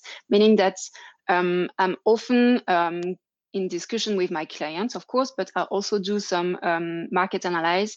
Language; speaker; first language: English; non-native, fluent; French